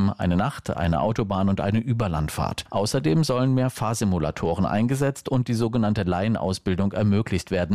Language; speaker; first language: German; native; German